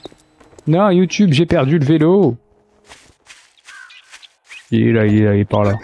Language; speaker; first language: French; native; French